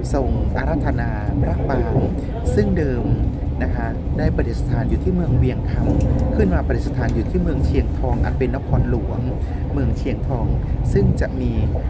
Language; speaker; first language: Thai; native; Thai